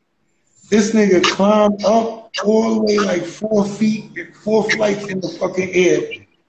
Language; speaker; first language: English; native; English